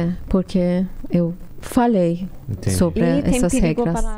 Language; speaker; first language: Portuguese; non-native, learner; Persian